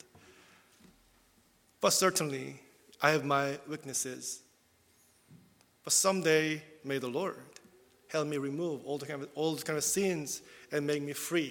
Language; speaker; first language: English; non-native, fluent; Korean